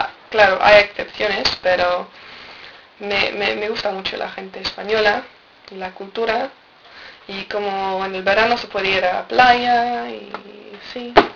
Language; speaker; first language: Spanish; non-native, fluent; English